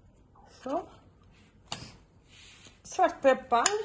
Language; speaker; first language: Swedish; non-native, fluent; Portuguese